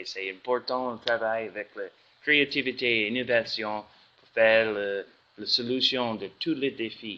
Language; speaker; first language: French; non-native, learner; English